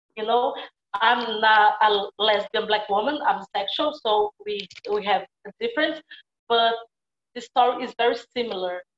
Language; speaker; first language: English; non-native, fluent; Portuguese